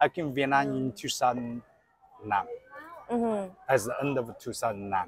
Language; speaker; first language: English; non-native, learner; Chinese